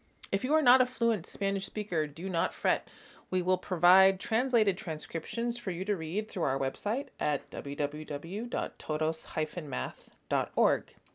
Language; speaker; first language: English; native; English